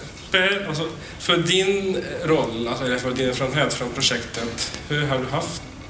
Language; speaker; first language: Swedish; non-native, fluent; Arabic